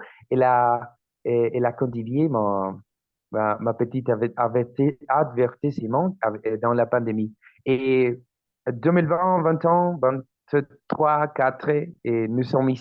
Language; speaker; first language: French; non-native, learner; Spanish